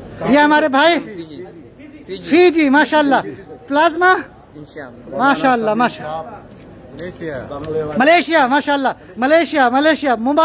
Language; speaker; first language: Hindi; native; Hindi